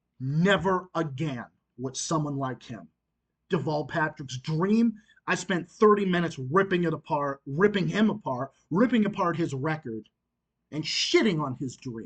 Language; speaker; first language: English; native; English